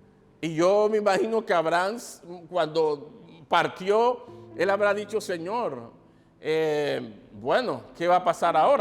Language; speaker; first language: Spanish; native; Spanish